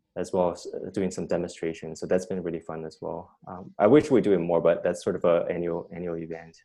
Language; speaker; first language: English; non-native, fluent; Chinese